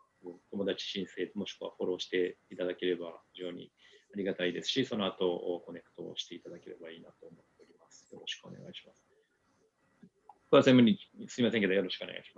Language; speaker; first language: Japanese; native; Japanese